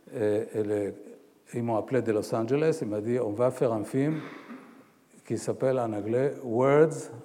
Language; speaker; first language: French; non-native, fluent; Hebrew